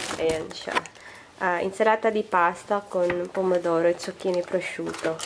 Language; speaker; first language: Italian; non-native, learner; Filipino